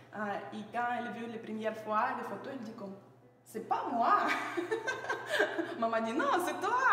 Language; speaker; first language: French; non-native, learner; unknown